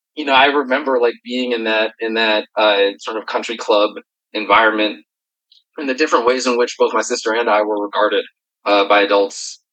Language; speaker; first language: English; native; English